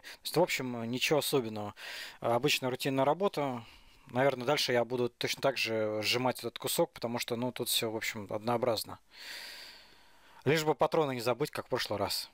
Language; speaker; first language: Russian; native; Russian